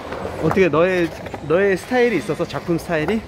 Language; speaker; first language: Korean; native; Korean